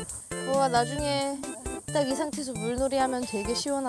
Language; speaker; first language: Korean; native; Korean